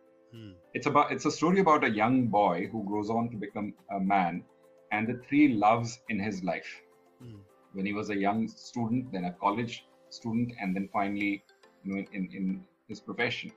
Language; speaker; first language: English; non-native, local second language; Malayalam